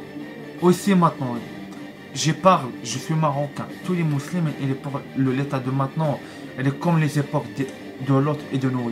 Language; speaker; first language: French; non-native, learner; Arabic